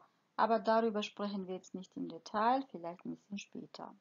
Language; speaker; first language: German; non-native, fluent; Croatian